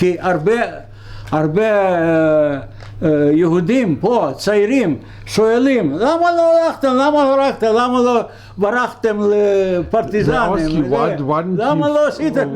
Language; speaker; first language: Hebrew; non-native, fluent; Yiddish